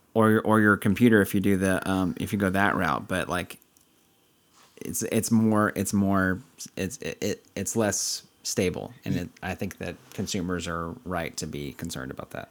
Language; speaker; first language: English; native; English